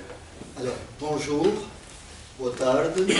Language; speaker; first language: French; non-native, fluent; Portuguese